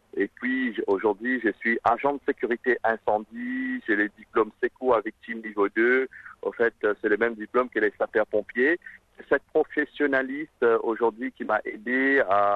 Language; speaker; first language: French; non-native, local second language; Morisyen